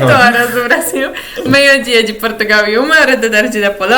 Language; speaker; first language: Portuguese; non-native, fluent; Polish